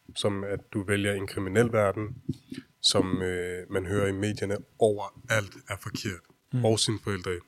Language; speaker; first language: Danish; early bilingual, other home language; Urdu